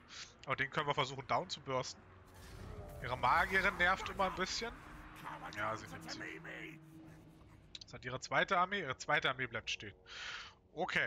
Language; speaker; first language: German; native; German